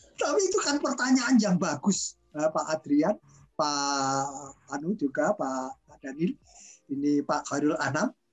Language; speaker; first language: Indonesian; non-native, local second language; Javanese